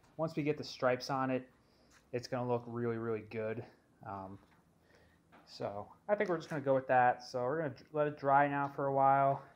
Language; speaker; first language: English; native; English